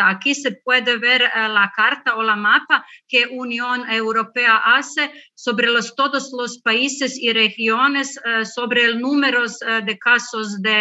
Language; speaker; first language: Spanish; non-native, learner; Croatian